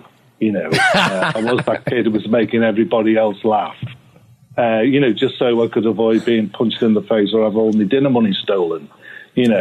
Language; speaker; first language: English; native; English